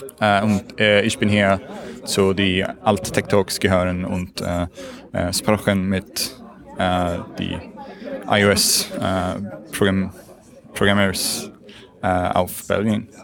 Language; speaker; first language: German; non-native, learner; Swedish